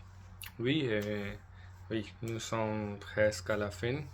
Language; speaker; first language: French; non-native, learner; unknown